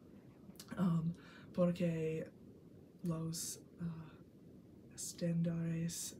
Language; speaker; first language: Spanish; non-native, learner; English